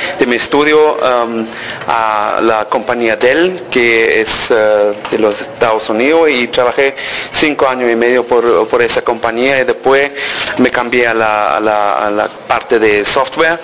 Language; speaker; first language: Spanish; early bilingual, heritage; Spanish